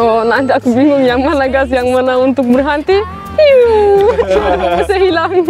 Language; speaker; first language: Indonesian; non-native, fluent; Turkish